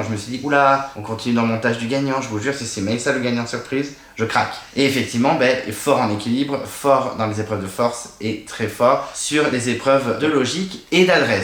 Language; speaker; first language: French; native; French